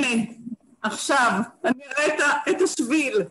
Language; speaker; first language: Hebrew; non-native, fluent; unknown